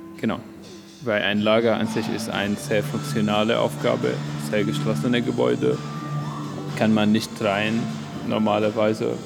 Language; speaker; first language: German; non-native, fluent; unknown